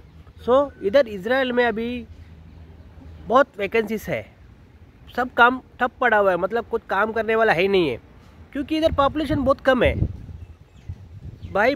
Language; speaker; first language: Hindi; non-native, local second language; Telugu